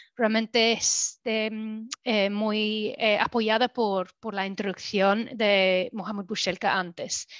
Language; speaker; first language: Spanish; non-native, fluent; English